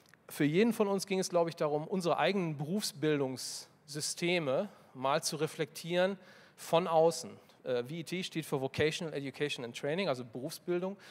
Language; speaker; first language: German; native; German